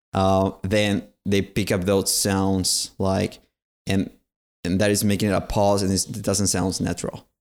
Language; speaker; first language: English; non-native, fluent; Spanish